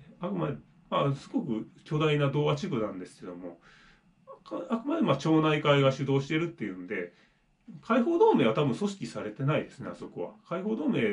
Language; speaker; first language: Japanese; native; Japanese